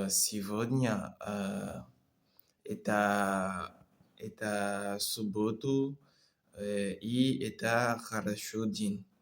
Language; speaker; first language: Russian; non-native, learner; French